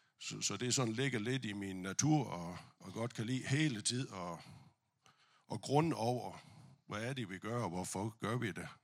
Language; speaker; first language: Danish; non-native, fluent; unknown